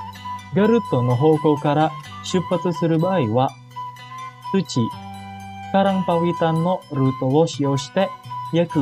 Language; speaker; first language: Japanese; non-native, fluent; Indonesian